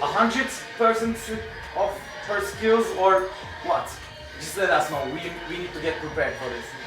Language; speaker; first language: English; non-native, fluent; Turkish